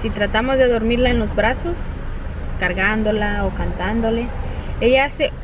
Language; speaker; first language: Spanish; early bilingual, heritage; Spanish